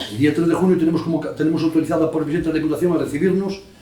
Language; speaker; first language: Spanish; non-native, local second language; Galician